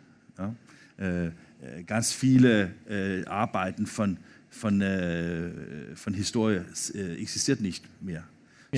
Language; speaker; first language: German; non-native, learner; Danish